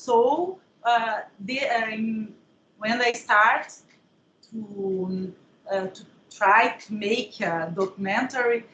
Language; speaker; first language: English; non-native, learner; Portuguese